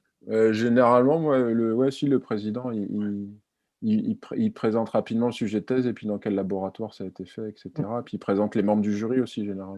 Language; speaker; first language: French; native; French